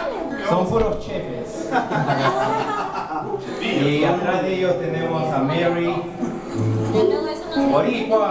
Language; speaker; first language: Spanish; early bilingual, heritage; Spanish